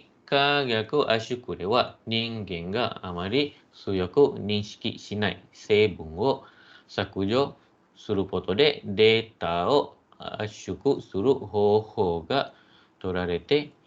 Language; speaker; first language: Japanese; non-native, fluent; Malay